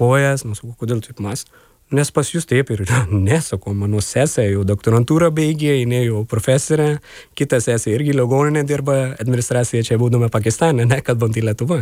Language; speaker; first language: Lithuanian; non-native, fluent; Urdu